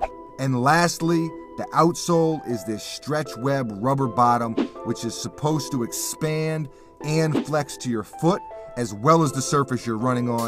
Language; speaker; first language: English; native; English